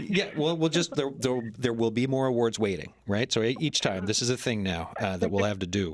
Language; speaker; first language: English; native; English